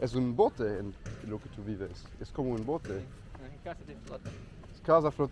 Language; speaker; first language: Spanish; non-native, learner; English